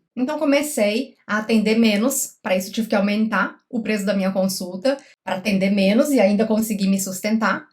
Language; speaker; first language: Portuguese; native; Portuguese